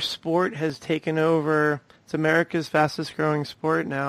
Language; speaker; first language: English; native; English